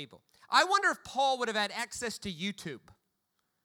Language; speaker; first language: English; native; English